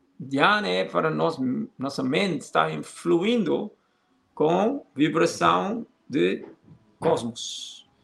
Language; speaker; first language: Portuguese; non-native, fluent; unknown